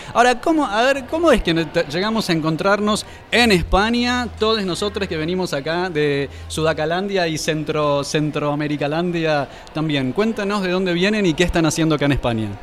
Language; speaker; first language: Spanish; native; Spanish